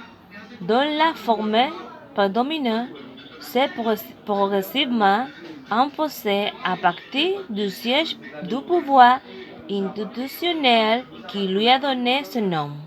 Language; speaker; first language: French; non-native, learner; Spanish